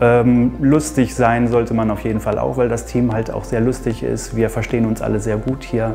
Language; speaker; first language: German; native; German